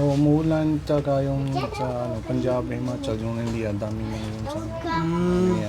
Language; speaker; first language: Filipino; non-native, learner; Punjabi